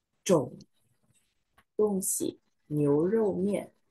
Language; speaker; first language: Chinese; non-native, learner; Vietnamese